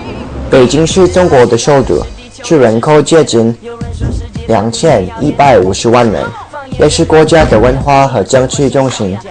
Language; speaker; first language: Chinese; non-native, learner; English